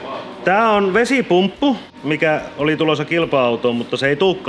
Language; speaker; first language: Finnish; native; Finnish